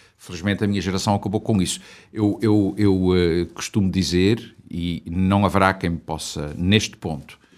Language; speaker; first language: Portuguese; native; Portuguese